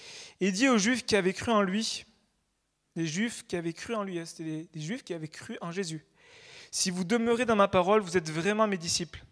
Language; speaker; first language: French; native; French